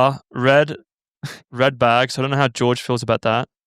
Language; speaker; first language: English; native; English